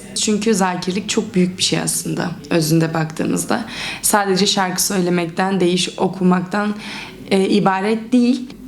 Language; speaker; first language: Turkish; native; Turkish